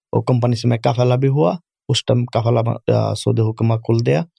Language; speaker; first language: Urdu; non-native, fluent; Bangla